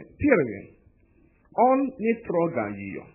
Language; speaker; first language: Russian; non-native, learner; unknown